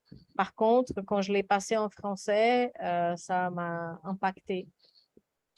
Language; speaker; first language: French; non-native, fluent; Portuguese